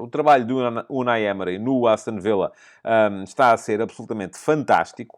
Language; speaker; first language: Portuguese; native; Portuguese